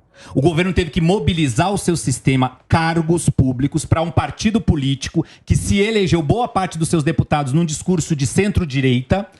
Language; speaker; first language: Portuguese; native; Portuguese